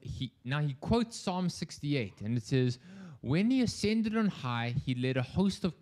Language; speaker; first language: English; native; English